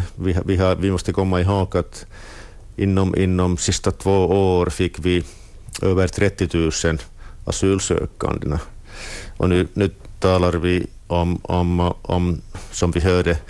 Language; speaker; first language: Swedish; non-native, local second language; Finnish